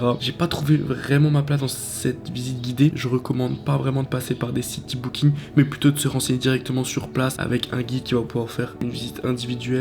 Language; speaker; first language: French; native; French